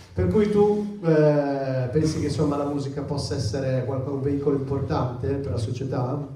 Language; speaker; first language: Italian; native; Italian